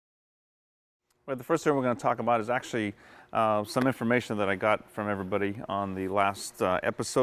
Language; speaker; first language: English; native; English